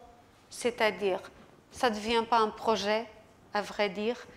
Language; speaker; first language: French; non-native, fluent; Portuguese